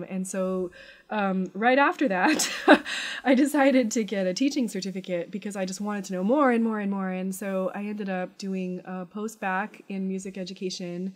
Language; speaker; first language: English; native; English